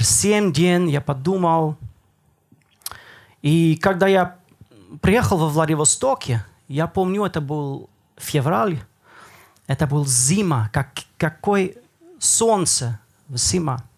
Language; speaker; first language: Russian; non-native, learner; Dutch